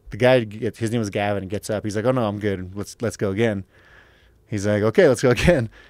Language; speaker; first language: English; native; English